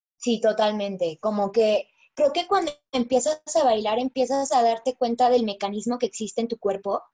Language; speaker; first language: Spanish; native; Spanish